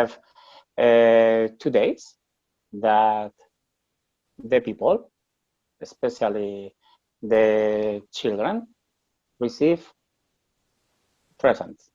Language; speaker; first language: English; non-native, learner; Spanish